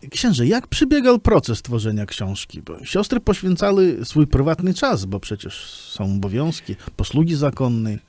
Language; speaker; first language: Polish; native; Polish